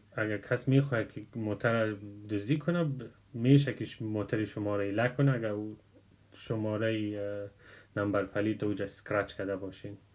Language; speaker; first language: Persian; non-native, local second language; Pashto